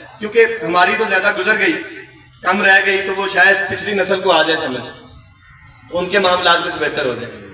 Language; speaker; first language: Urdu; non-native, local second language; Punjabi